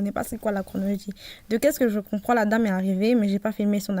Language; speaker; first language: French; early bilingual, other home language; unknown